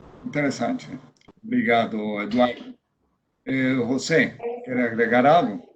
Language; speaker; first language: Portuguese; non-native, fluent; Spanish